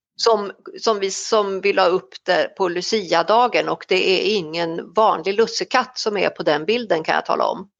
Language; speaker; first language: Swedish; native; Swedish